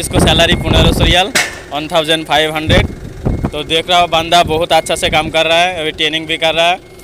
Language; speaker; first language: Hindi; non-native, learner; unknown